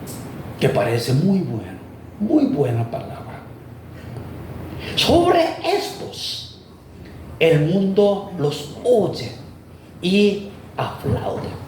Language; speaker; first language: Spanish; non-native, fluent; Korean